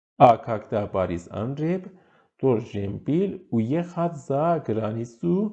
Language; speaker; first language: Russian; non-native, fluent; Persian